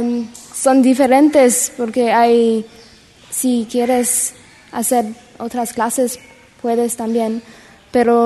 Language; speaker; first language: Spanish; non-native, learner; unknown